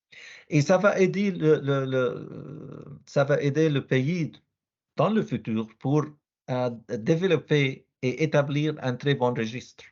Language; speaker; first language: French; non-native, learner; Arabic